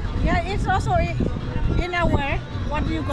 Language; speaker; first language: English; non-native, learner; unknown